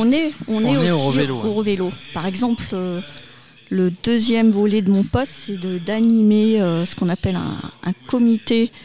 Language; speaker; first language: French; native; French